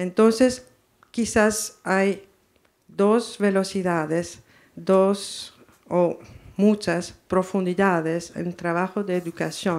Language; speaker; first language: Spanish; non-native, fluent; French